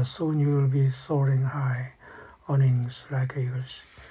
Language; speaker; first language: English; non-native, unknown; Korean